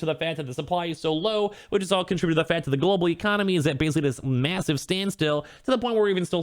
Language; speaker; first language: English; native; English